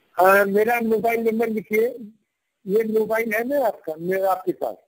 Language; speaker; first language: Hindi; native; Hindi